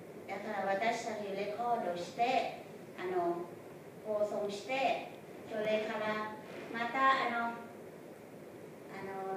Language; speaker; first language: Japanese; non-native, fluent; Thai